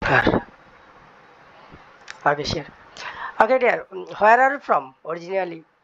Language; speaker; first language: English; non-native, learner; Bangla